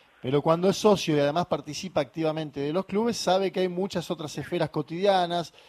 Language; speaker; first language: Spanish; native; Spanish